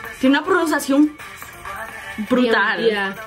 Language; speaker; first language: Spanish; early bilingual, heritage; Spanish